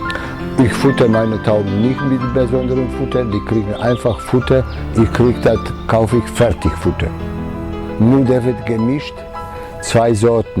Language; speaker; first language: German; non-native, fluent; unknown